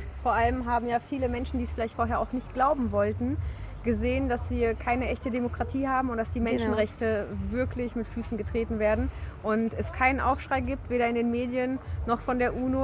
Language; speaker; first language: German; native; German